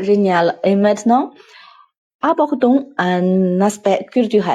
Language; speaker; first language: French; non-native, fluent; Chinese